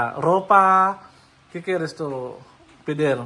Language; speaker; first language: Spanish; non-native, learner; Filipino